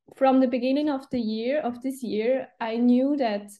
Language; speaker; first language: English; non-native, fluent; Swiss German